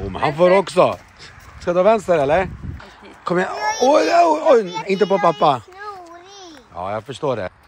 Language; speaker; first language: Swedish; native; Swedish